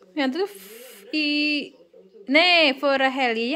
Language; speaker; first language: Swedish; non-native, learner; Indonesian